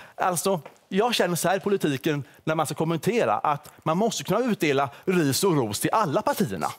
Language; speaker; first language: Swedish; native; Swedish